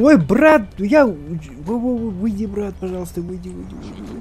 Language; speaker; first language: Russian; non-native, learner; Uzbek